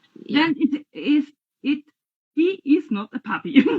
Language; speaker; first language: English; non-native, learner; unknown